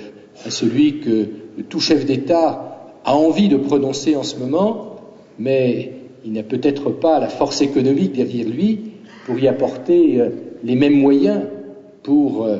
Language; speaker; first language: French; native; French